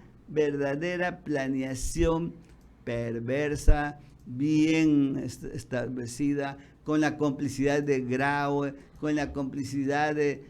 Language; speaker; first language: Spanish; native; Spanish